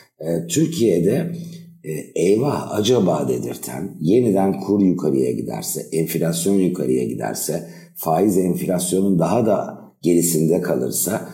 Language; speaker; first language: Turkish; native; Turkish